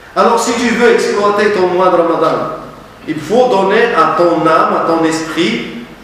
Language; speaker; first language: French; non-native, local second language; Arabic